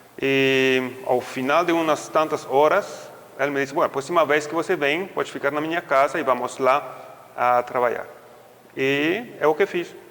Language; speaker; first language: Portuguese; non-native, fluent; French